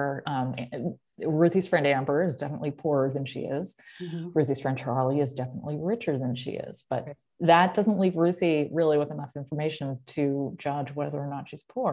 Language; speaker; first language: English; native; English